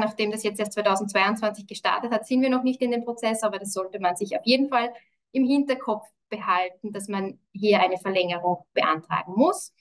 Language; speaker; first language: German; native; German